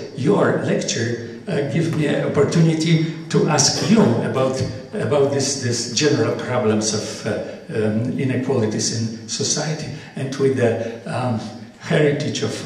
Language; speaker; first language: English; non-native, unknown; Polish